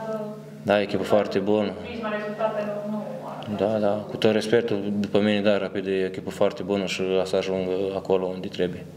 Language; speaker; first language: Romanian; early bilingual, heritage; Romanian